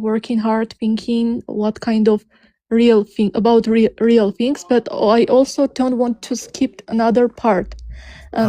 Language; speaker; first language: English; non-native, learner; Armenian